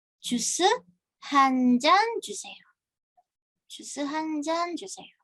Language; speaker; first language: Korean; non-native, fluent; Indonesian